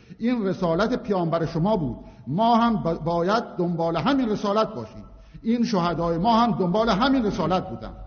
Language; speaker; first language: Persian; non-native, local second language; Azerbaijani